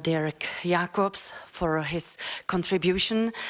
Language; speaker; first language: English; non-native, fluent; Czech